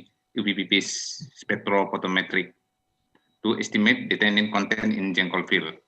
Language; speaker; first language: English; non-native, fluent; Indonesian